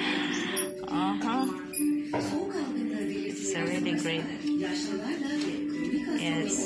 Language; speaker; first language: English; non-native, local second language; Filipino